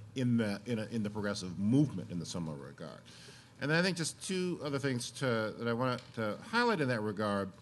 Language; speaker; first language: English; native; English